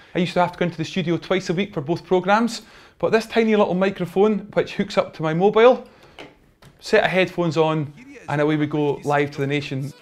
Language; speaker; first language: English; native; English